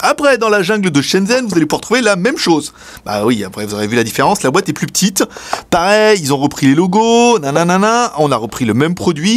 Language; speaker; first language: French; native; French